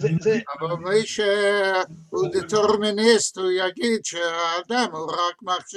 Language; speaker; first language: Hebrew; non-native, fluent; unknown